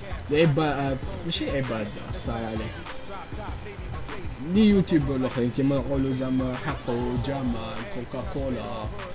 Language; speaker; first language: French; non-native, local second language; Arabic